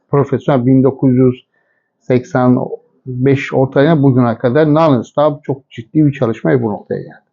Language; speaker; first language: Turkish; non-native, fluent; Persian